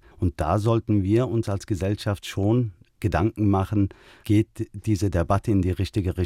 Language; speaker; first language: German; early bilingual, other home language; Turkish